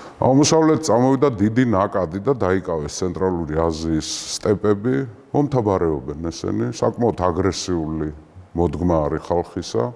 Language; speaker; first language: Georgian; native; Georgian